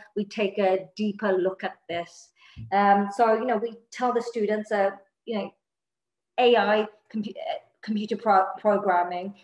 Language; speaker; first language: English; native; English